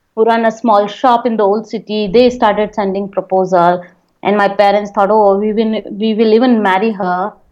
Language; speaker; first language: English; non-native, local second language; Hindi